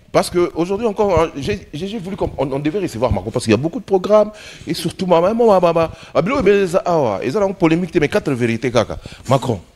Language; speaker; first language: French; non-native, local second language; Lingala